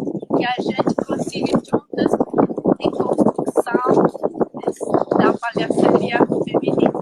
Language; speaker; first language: Portuguese; non-native, fluent; Spanish